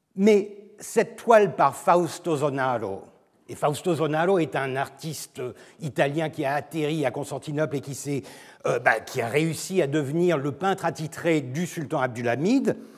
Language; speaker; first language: French; non-native, fluent; Turkish